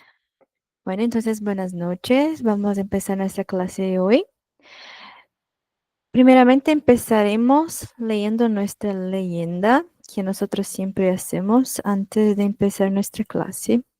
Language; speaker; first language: Spanish; non-native, fluent; Portuguese